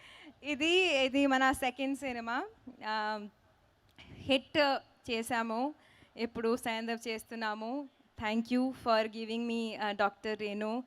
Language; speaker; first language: Telugu; non-native, learner; Hindi